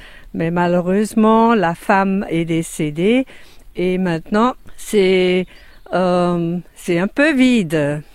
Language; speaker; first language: French; non-native, fluent; German